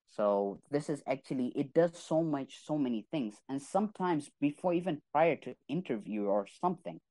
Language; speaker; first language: English; non-native, fluent; Arabic